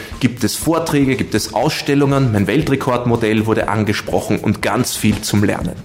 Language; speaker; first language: German; native; German